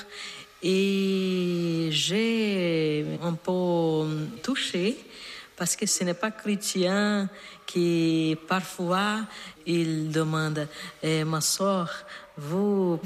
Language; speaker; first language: French; non-native, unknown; Portuguese